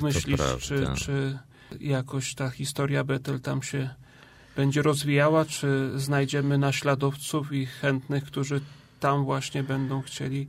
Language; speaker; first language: Polish; native; Polish